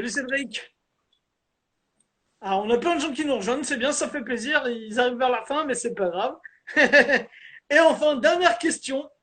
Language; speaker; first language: French; native; French